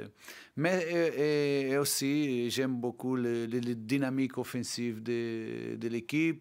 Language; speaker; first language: French; non-native, learner; Portuguese